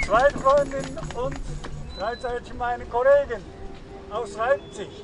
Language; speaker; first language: German; non-native, fluent; Japanese